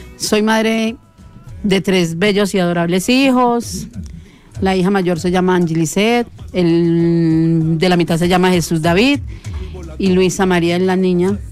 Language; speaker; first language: Spanish; native; Spanish